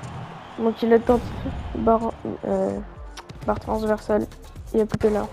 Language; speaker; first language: French; native; French